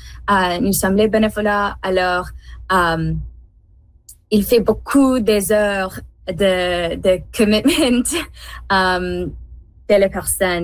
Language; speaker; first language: French; non-native, learner; English